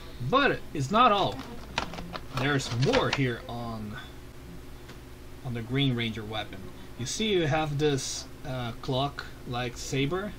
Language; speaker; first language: English; non-native, fluent; Portuguese